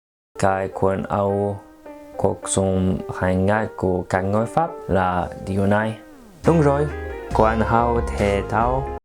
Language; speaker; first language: Vietnamese; non-native, learner; French